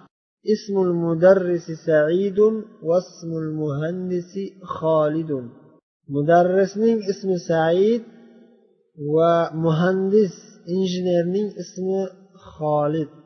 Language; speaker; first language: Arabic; non-native, fluent; Uzbek